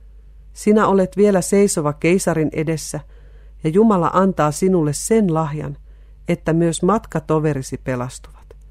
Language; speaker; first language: Finnish; native; Finnish